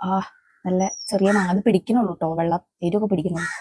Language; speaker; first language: Malayalam; native; Malayalam